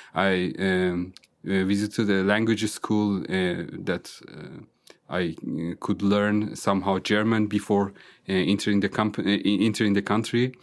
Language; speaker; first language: English; non-native, fluent; Azerbaijani